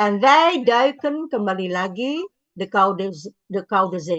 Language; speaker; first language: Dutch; non-native, fluent; Indonesian